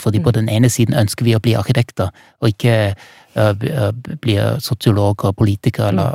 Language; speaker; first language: Norwegian; non-native, fluent; German